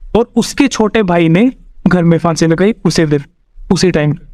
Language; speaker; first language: Hindi; native; Hindi